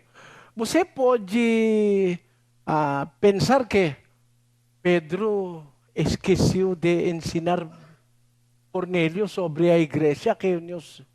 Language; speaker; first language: Portuguese; non-native, learner; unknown